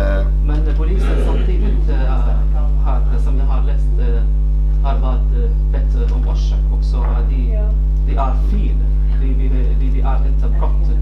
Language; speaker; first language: Swedish; non-native, fluent; Arabic